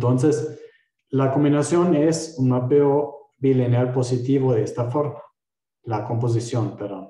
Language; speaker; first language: Spanish; non-native, fluent; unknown